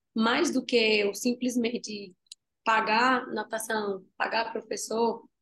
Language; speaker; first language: Portuguese; native; Portuguese